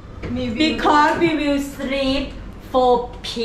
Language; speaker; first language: English; non-native, learner; Thai